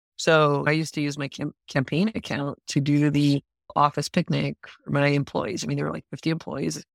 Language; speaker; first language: English; non-native, fluent; Spanish